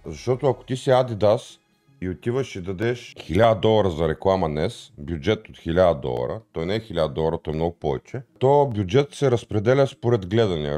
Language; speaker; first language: Bulgarian; native; Bulgarian